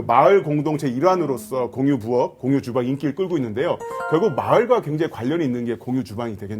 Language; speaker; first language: Korean; native; Korean